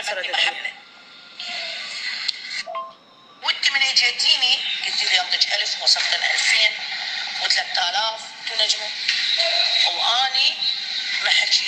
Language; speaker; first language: Arabic; native; Arabic